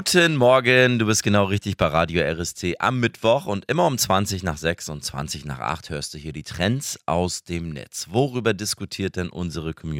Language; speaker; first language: German; native; German